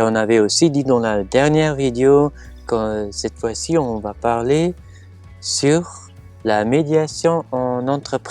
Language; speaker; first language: French; non-native, fluent; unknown